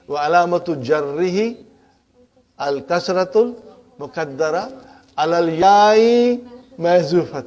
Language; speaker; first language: Arabic; non-native, fluent; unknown